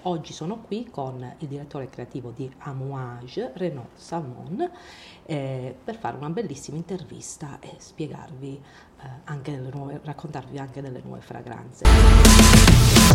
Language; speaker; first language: Italian; native; Italian